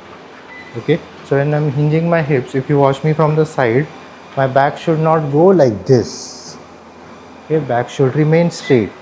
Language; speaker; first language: English; non-native, local second language; Hindi